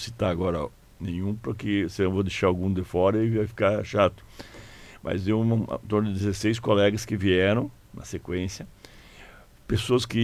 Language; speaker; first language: Portuguese; native; Portuguese